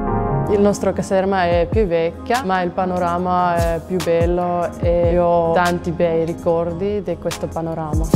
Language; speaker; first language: Italian; non-native, local second language; Swiss German